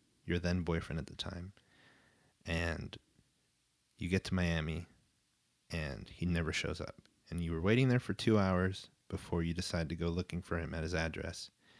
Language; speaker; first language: English; early bilingual, other home language; Spanish